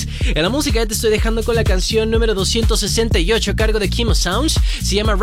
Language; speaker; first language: Spanish; native; Spanish